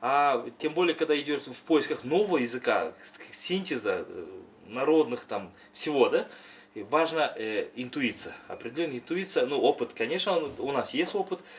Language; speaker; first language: Russian; non-native, local second language; Kyrgyz